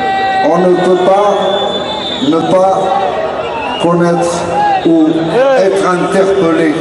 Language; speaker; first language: French; non-native, local second language; Kabyle